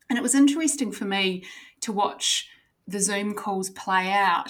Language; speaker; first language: English; native; English